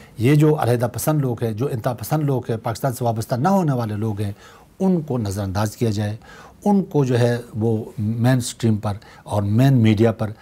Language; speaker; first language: Urdu; non-native, local second language; Shina